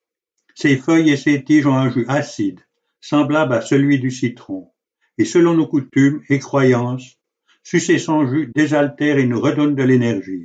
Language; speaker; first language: French; native; French